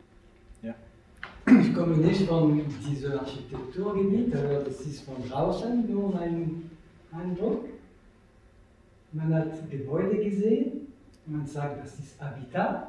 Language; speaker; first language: German; non-native, learner; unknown